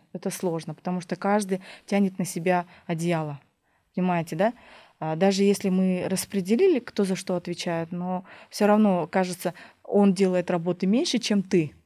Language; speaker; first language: Russian; native; Russian